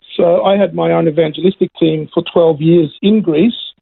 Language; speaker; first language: English; native; English